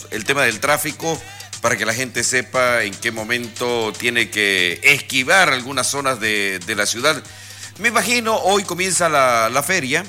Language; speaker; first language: Spanish; native; Spanish